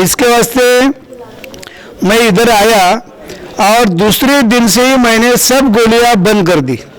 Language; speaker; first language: Hindi; non-native, local second language; Marathi